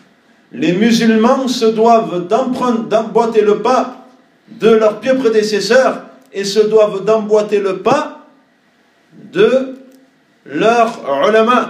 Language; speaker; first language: French; native; French